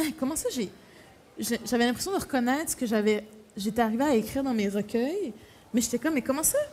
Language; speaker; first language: French; native; French